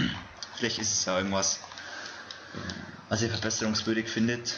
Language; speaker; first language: German; native; German